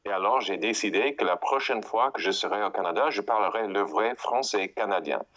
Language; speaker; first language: French; non-native, fluent; English